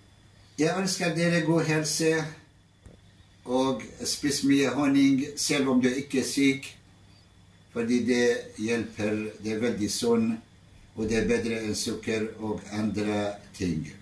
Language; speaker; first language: Norwegian; non-native, fluent; Arabic